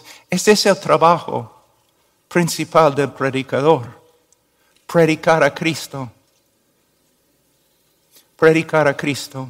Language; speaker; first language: Spanish; non-native, fluent; English